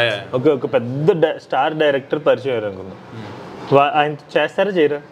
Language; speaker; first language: Telugu; native; Telugu